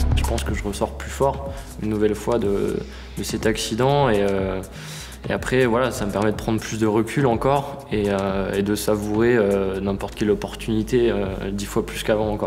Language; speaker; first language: French; native; French